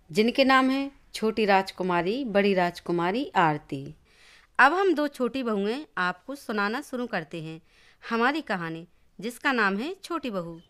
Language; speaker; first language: Hindi; native; Hindi